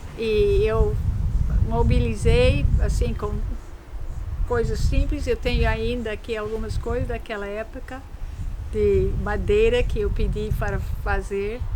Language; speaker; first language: Portuguese; non-native, fluent; English